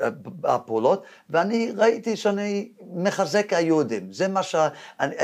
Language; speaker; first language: Hebrew; non-native, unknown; English